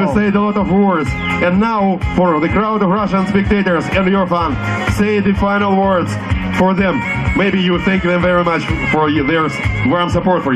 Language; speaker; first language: English; non-native, fluent; Russian